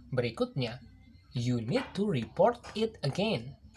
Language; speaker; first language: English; non-native, learner; Indonesian